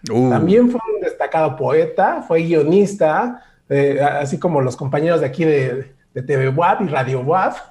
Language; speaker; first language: Spanish; native; Spanish